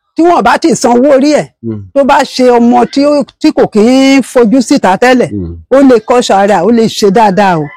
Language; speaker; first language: Yoruba; non-native, local second language; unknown